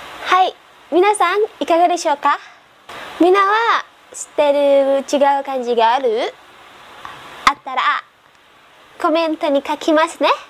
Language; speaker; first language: Japanese; non-native, learner; Indonesian